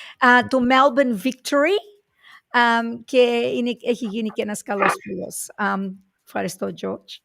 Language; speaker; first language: Greek; early bilingual, heritage; English